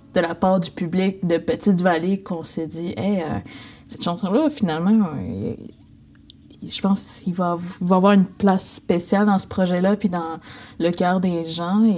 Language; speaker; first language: French; native; French